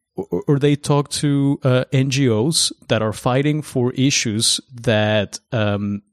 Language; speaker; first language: English; non-native, fluent; Spanish